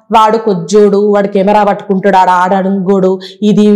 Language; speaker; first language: Telugu; native; Telugu